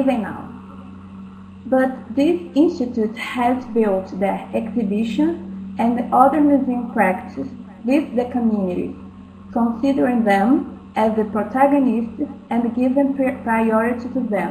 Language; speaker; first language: English; non-native, fluent; Portuguese